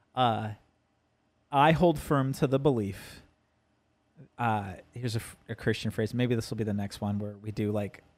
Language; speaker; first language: English; native; English